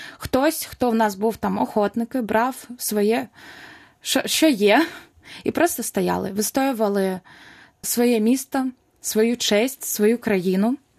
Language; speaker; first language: Ukrainian; non-native, local second language; Russian